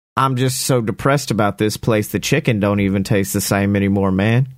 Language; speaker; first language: English; native; English